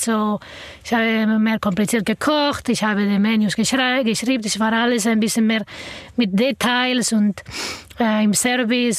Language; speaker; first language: German; non-native, learner; Arabic